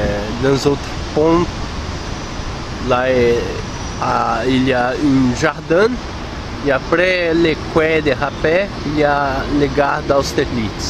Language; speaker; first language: French; non-native, learner; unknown